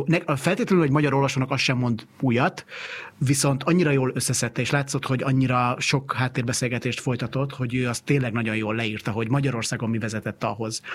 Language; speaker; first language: Hungarian; native; Hungarian